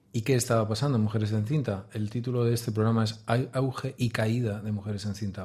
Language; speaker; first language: Spanish; native; Spanish